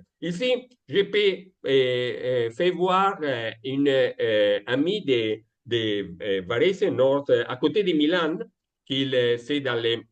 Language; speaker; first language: French; non-native, learner; Italian